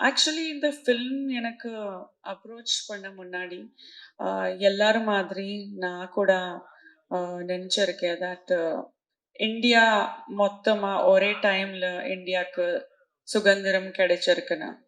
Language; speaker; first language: Tamil; non-native, local second language; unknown